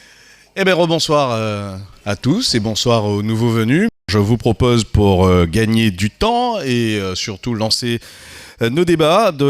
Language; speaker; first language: French; native; French